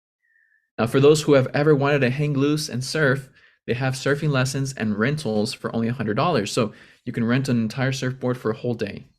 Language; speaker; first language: English; native; English